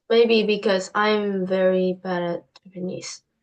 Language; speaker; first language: English; non-native, learner; Korean